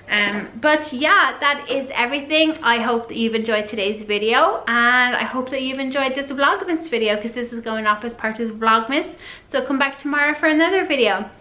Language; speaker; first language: English; native; English